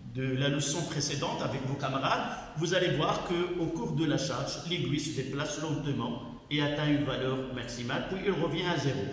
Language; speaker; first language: French; non-native, local second language; Arabic